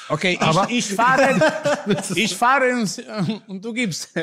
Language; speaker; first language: German; non-native, learner; Italian